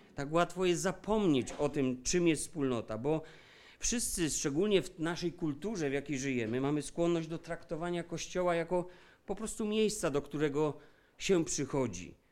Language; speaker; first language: Polish; native; Polish